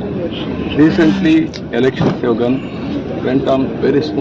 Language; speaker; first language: English; non-native, local second language; Telugu